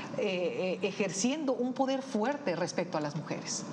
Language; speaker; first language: Spanish; native; Spanish